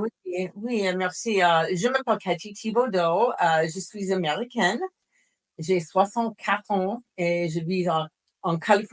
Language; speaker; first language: French; non-native, fluent; English